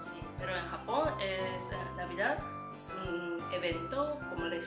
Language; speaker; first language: Spanish; non-native, learner; Japanese